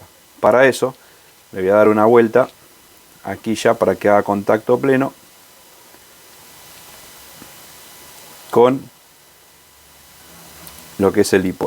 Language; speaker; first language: Spanish; native; Spanish